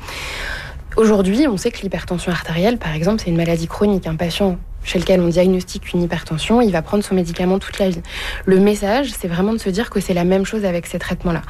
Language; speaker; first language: French; native; French